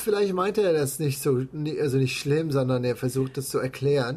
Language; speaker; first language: German; non-native, fluent; English